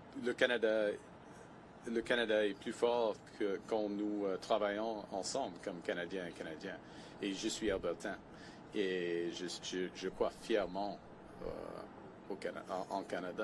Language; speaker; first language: French; non-native, fluent; English